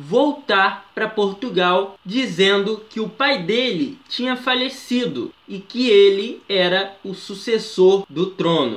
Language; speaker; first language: Portuguese; native; Portuguese